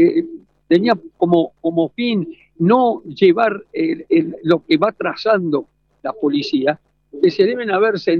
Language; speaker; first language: Spanish; native; Spanish